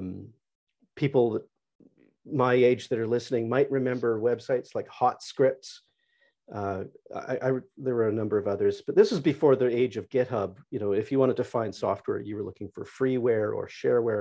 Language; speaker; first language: English; native; English